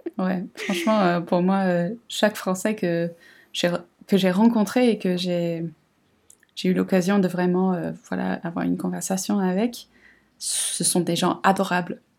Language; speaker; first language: French; non-native, fluent; English